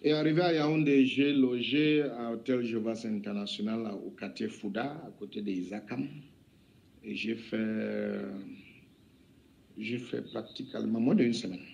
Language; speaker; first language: French; non-native, local second language; English